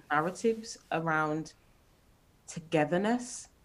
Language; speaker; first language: English; native; English